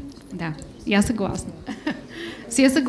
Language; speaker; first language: Russian; non-native, learner; Bulgarian